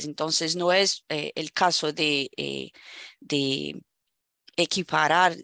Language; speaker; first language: Spanish; non-native, fluent; Portuguese